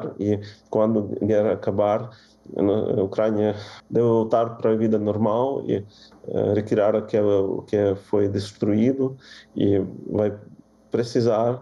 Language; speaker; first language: Portuguese; non-native, fluent; Ukrainian